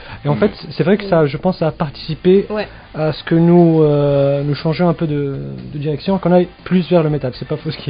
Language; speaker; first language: French; non-native, local second language; Arabic